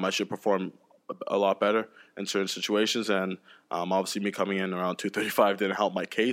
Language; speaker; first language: English; native; English